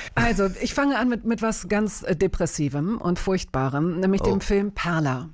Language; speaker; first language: German; native; German